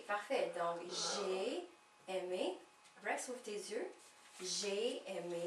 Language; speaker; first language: French; native; French